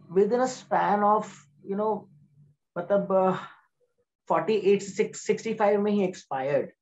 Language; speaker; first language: Hindi; native; Hindi